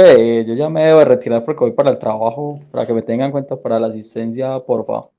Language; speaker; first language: Spanish; native; Spanish